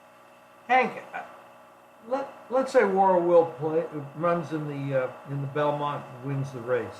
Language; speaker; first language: English; native; English